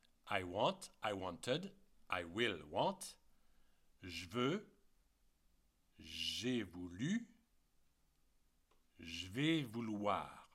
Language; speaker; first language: French; native; French